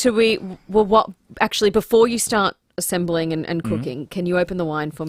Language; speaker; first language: English; native; English